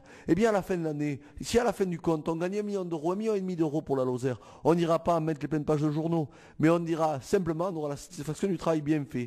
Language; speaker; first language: French; native; French